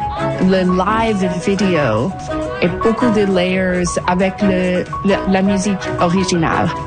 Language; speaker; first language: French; non-native, fluent; English